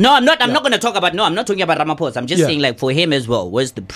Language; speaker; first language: English; non-native, local second language; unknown